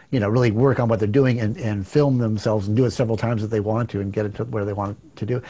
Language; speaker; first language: English; native; English